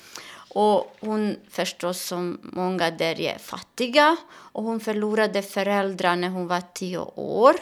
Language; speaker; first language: Swedish; non-native, learner; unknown